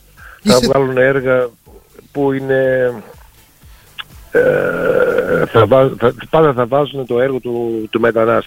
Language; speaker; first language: Greek; early bilingual, heritage; Greek